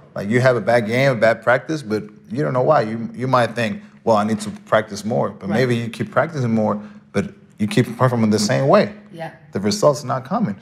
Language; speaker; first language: English; non-native, fluent; Spanish